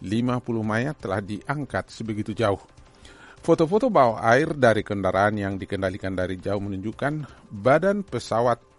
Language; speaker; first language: Indonesian; native; Indonesian